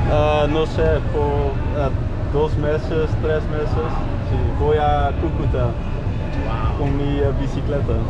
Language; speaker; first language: Spanish; non-native, learner; Dutch